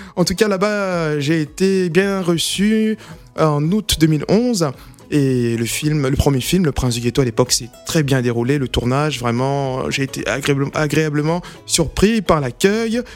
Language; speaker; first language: French; early bilingual, other home language; Lingala